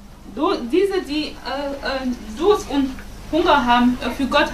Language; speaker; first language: German; non-native, fluent; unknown